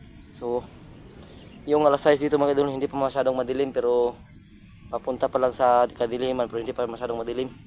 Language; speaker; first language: Filipino; non-native, local second language; Cebuano